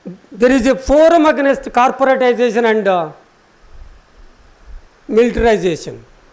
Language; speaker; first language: English; non-native, local second language; Telugu